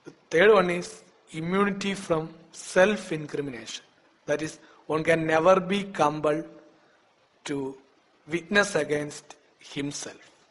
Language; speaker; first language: English; non-native, local second language; Malayalam